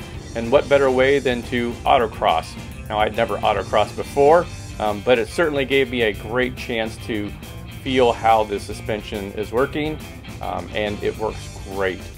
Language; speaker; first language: English; native; English